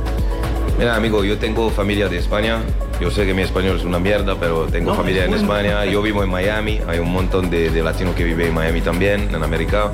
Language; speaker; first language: Spanish; non-native, learner; French